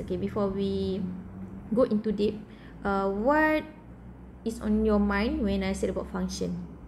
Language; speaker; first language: English; non-native, local second language; Malay